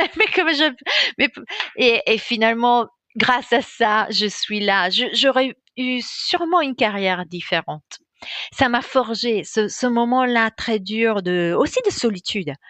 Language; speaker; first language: French; non-native, fluent; Italian